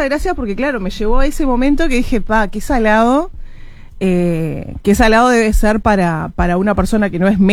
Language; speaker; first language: Spanish; native; Spanish